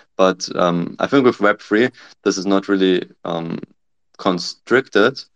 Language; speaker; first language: English; non-native, fluent; German